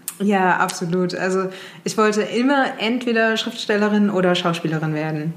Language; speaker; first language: German; native; German